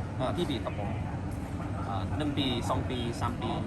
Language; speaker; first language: Thai; non-native, learner; English